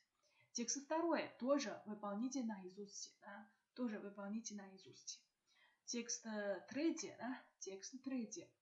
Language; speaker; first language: Russian; non-native, learner; Chinese